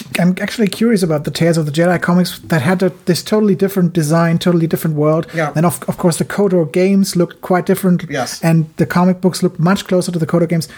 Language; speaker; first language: English; non-native, fluent; German